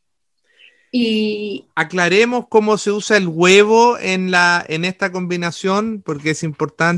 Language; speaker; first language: Spanish; native; Spanish